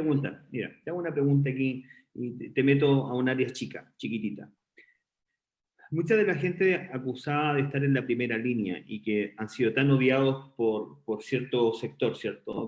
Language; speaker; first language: Spanish; native; Spanish